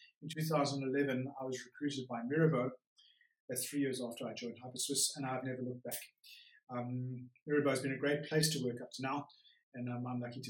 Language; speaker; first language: English; native; English